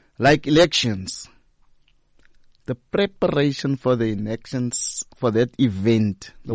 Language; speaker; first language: English; non-native, local second language; Afrikaans